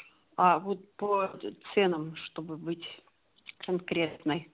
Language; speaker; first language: Russian; native; Russian